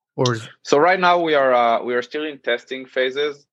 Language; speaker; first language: English; non-native, fluent; Hebrew